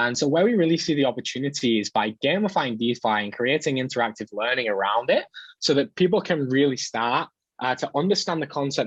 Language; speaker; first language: English; native; English